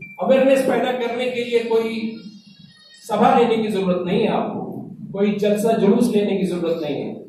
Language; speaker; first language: Urdu; native; Urdu